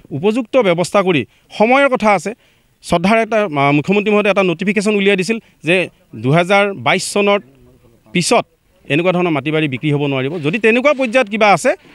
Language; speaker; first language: Assamese; native; Assamese